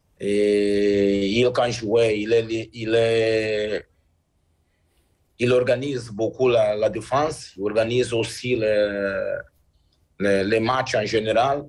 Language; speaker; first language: French; non-native, learner; Portuguese